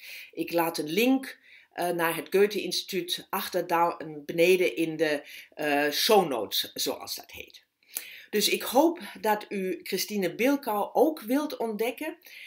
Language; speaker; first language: Dutch; non-native, fluent; German